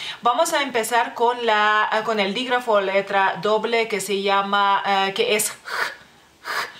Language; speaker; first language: Spanish; non-native, fluent; Lithuanian